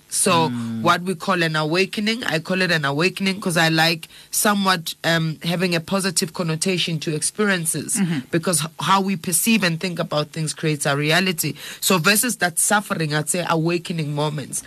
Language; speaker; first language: English; non-native, local second language; Zulu